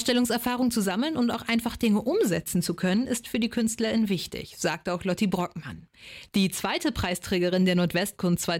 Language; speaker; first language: German; native; German